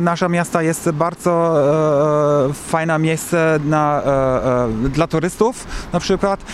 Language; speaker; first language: Polish; non-native, learner; German